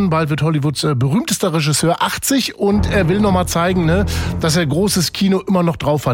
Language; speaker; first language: German; native; German